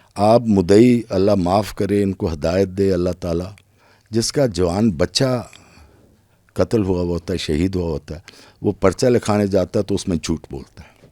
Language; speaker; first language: Urdu; non-native, local second language; Punjabi